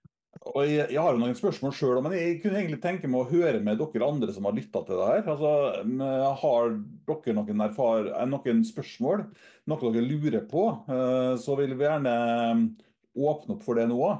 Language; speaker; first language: Norwegian; native; Norwegian